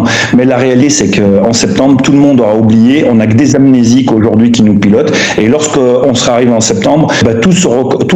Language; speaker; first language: French; native; French